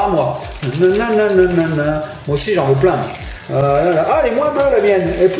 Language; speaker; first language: French; native; French